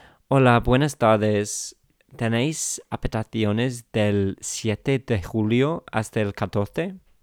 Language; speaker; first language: Spanish; non-native, fluent; English